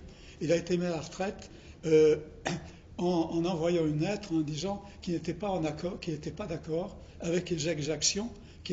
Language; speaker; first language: French; native; French